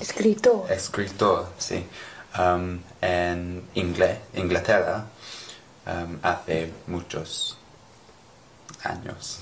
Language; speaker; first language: Spanish; non-native, learner; English